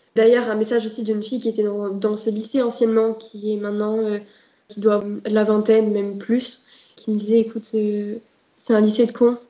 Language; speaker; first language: French; native; French